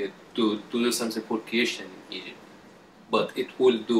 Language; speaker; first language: English; non-native, learner; Arabic